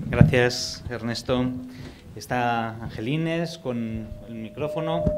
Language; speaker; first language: Spanish; native; Spanish